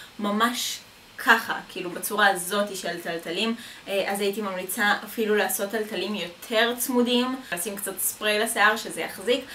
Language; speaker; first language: Hebrew; native; Hebrew